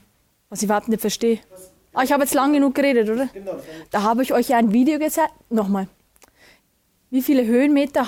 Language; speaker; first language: German; native; German